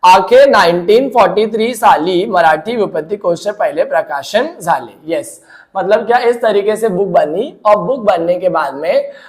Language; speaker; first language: Hindi; non-native, local second language; Marathi